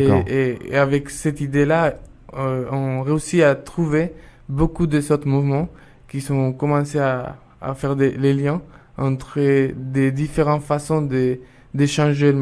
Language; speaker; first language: French; non-native, fluent; Spanish